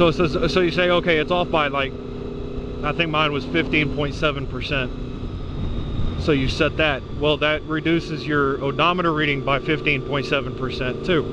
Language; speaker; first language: English; native; English